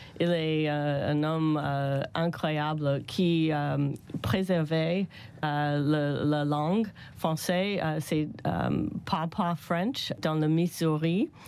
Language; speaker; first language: French; non-native, learner; English